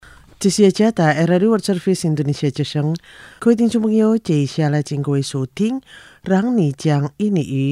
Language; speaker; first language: Chinese; non-native, learner; Indonesian